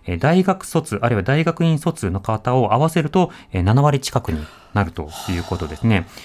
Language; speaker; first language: Japanese; native; Japanese